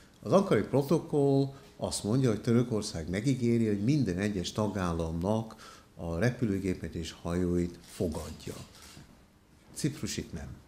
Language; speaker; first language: Hungarian; early bilingual, heritage; Hungarian